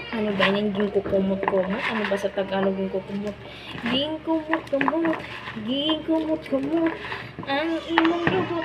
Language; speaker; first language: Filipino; non-native, local second language; Waray